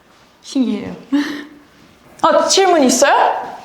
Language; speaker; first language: Korean; non-native, learner; Portuguese